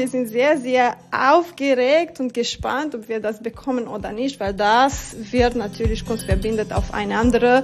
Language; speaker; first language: German; non-native, learner; Romanian